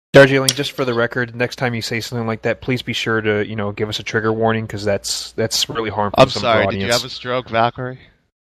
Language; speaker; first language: English; native; English